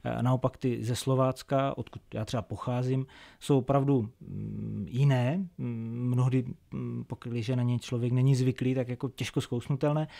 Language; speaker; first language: Czech; native; Czech